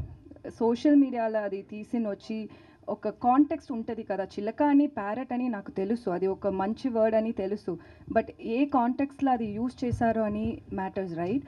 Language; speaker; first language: Telugu; non-native, learner; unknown